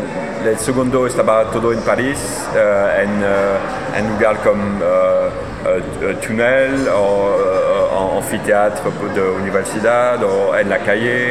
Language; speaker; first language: Spanish; non-native, learner; French